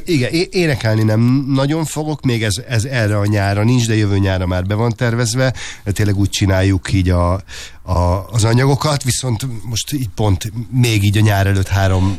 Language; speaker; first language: Hungarian; native; Hungarian